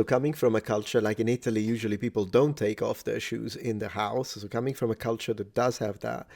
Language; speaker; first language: English; non-native, fluent; Italian